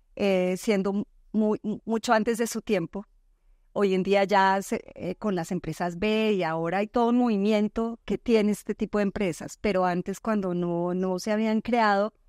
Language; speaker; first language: Spanish; native; Spanish